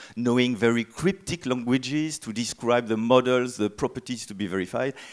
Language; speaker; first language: English; non-native, fluent; French